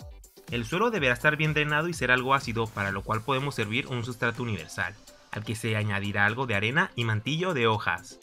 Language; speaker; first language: Spanish; native; Spanish